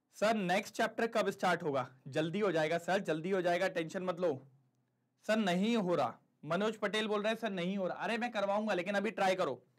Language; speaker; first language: Hindi; native; Hindi